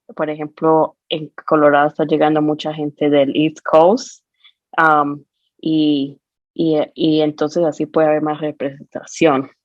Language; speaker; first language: Spanish; early bilingual, heritage; Spanish